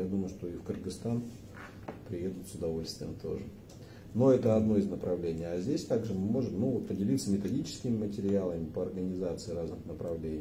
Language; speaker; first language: Russian; native; Russian